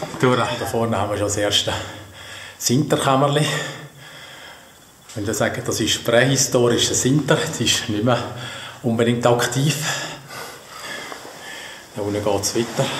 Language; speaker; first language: German; native; German